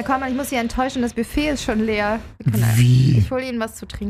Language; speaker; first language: German; native; German